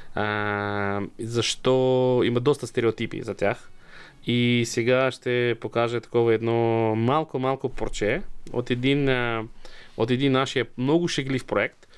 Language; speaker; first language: Bulgarian; non-native, fluent; Ukrainian